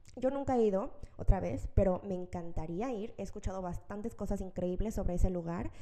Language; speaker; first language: Spanish; early bilingual, other home language; Korean